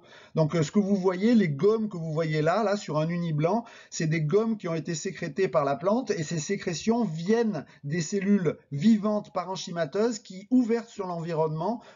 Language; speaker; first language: French; native; French